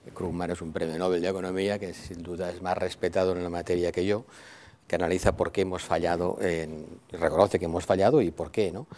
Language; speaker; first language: Spanish; non-native, local second language; Catalan